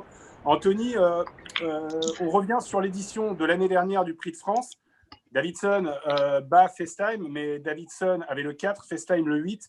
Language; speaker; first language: French; native; French